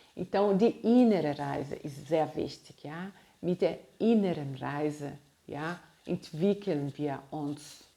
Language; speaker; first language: German; non-native, fluent; Portuguese